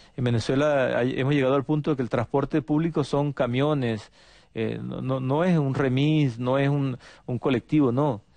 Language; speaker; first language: Spanish; native; Spanish